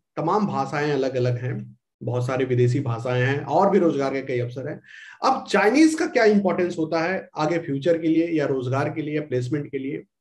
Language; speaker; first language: Hindi; native; Hindi